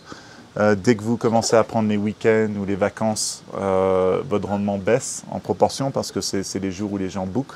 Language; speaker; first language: French; native; French